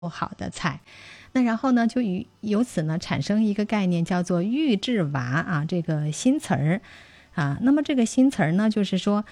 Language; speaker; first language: Chinese; native; Chinese